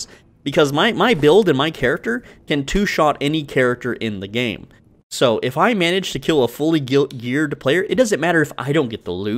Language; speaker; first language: English; native; English